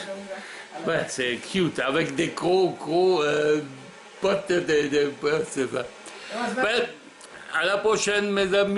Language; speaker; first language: French; non-native, learner; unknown